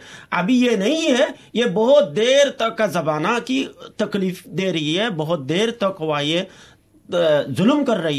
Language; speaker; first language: Hindi; non-native, fluent; Rohingya